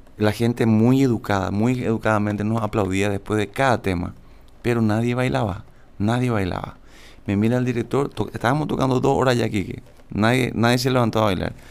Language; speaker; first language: Spanish; native; Spanish